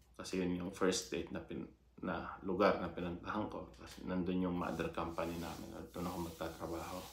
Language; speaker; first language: Filipino; native; Filipino